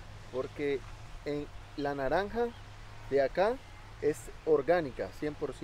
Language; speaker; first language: Spanish; native; Spanish